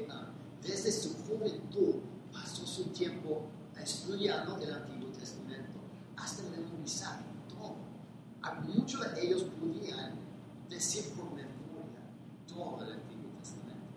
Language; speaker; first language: Spanish; non-native, fluent; English